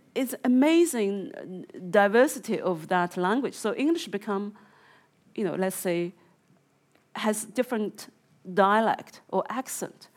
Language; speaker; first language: English; non-native, fluent; Chinese